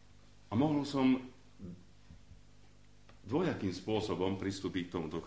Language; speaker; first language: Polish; non-native, learner; Slovak